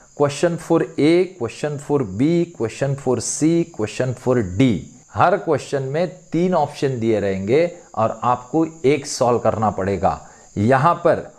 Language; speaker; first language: Hindi; non-native, local second language; Marathi